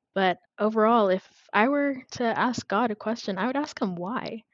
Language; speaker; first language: English; non-native, fluent; Amharic